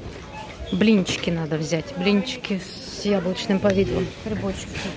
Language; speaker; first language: Russian; native; Russian